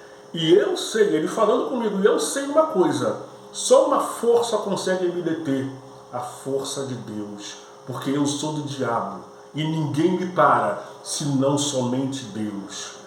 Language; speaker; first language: Portuguese; native; Portuguese